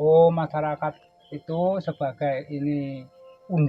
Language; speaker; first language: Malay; non-native, local second language; Javanese